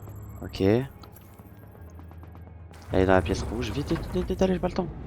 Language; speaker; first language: French; native; French